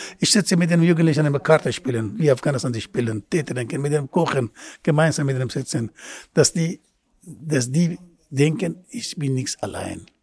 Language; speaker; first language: German; non-native, learner; Persian